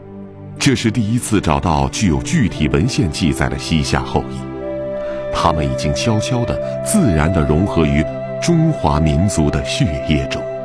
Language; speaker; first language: Chinese; native; Chinese